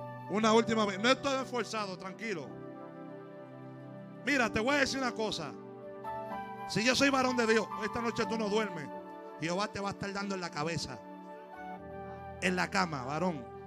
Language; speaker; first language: Spanish; native; Spanish